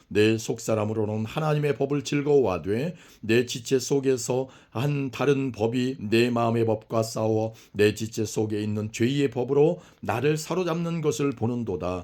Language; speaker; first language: Korean; native; Korean